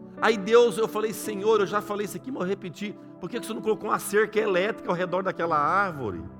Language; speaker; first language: Portuguese; native; Portuguese